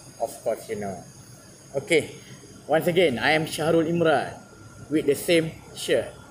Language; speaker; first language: English; non-native, learner; Malay